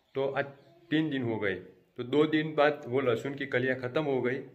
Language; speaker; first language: Hindi; non-native, local second language; Gujarati